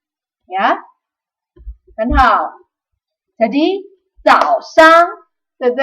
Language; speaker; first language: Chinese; non-native, fluent; Indonesian